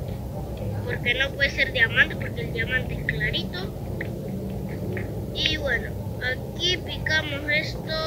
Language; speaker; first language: Spanish; native; Spanish